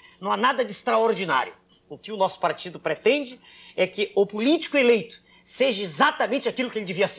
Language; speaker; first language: Portuguese; native; Portuguese